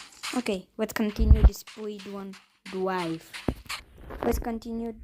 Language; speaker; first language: English; non-native, learner; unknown